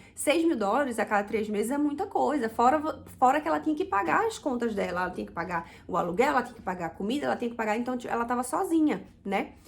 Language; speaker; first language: Portuguese; native; Portuguese